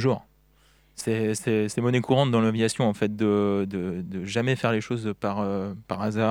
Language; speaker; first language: French; native; French